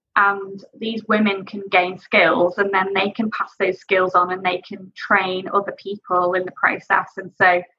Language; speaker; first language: English; native; English